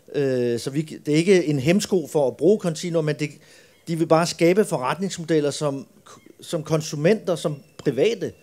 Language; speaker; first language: Swedish; non-native, learner; Danish